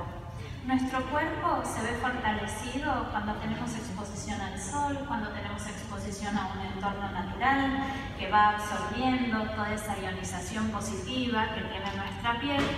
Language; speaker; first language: Spanish; native; Spanish